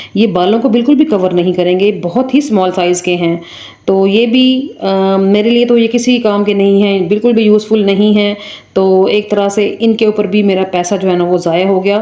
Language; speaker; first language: Urdu; native; Urdu